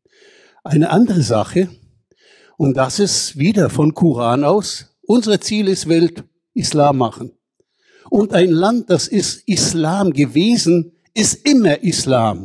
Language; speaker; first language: German; non-native, fluent; Hebrew